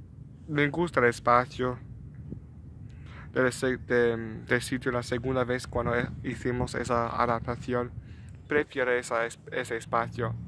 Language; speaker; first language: Spanish; non-native, learner; English